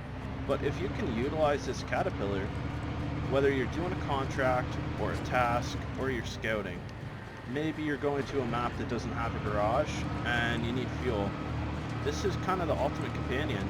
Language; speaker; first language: English; native; English